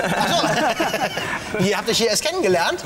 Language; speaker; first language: German; native; German